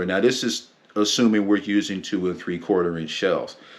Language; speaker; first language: English; native; English